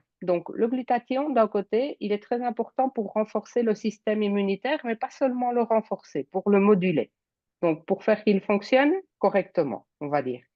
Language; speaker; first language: French; native; French